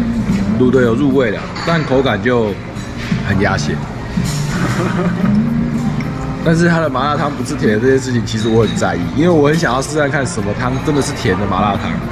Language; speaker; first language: Chinese; native; Chinese